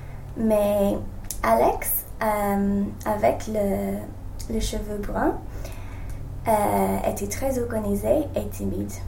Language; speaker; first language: French; non-native, learner; English